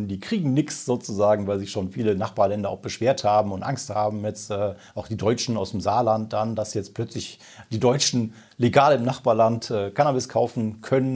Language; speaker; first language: German; native; German